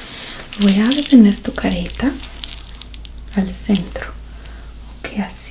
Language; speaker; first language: Spanish; early bilingual, heritage; Spanish